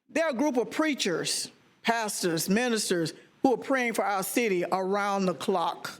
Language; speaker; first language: English; native; English